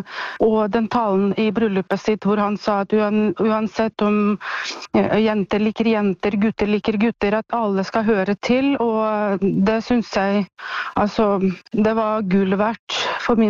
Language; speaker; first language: Norwegian; non-native, fluent; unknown